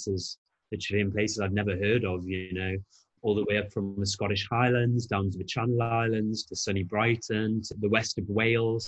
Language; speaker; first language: English; native; English